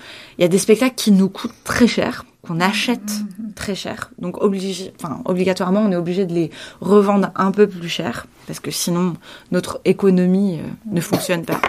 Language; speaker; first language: French; native; French